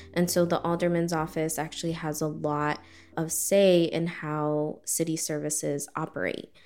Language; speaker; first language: English; early bilingual, other home language; Spanish